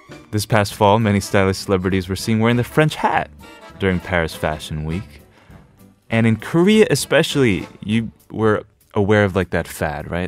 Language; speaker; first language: English; native; English